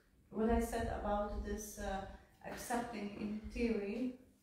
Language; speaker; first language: English; non-native, fluent; Polish